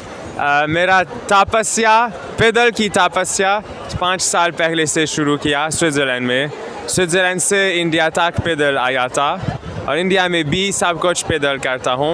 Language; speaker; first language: Hindi; non-native, learner; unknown